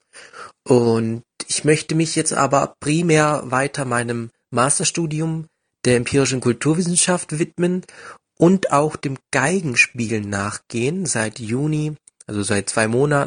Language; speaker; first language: German; native; German